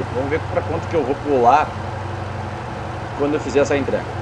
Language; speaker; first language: Portuguese; native; Portuguese